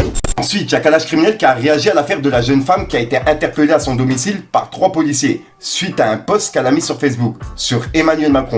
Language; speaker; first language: French; native; French